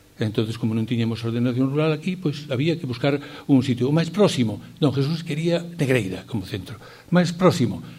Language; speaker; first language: Galician; native; Galician